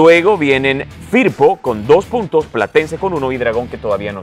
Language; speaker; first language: Spanish; native; Spanish